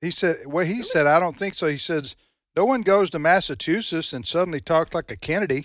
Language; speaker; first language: English; native; English